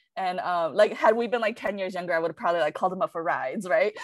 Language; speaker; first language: English; native; English